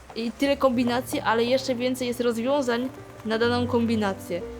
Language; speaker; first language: Polish; early bilingual, other home language; Vietnamese